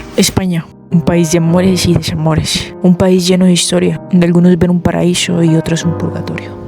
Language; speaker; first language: Spanish; native; Spanish